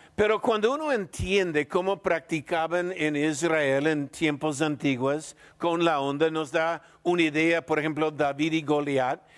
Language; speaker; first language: Spanish; non-native, fluent; English